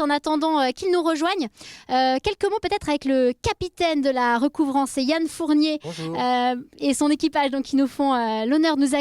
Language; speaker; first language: French; native; French